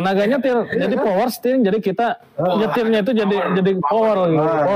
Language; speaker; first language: Indonesian; native; Indonesian